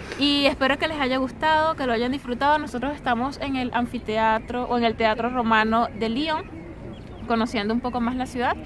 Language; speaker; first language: Spanish; native; Spanish